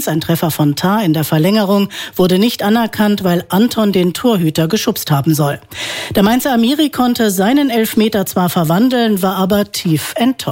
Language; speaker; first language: German; native; German